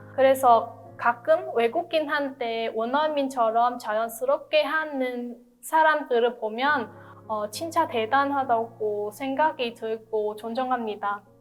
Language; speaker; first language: Korean; non-native, fluent; Vietnamese